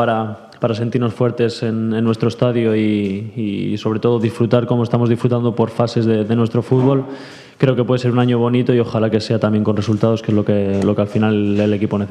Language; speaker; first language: Spanish; native; Spanish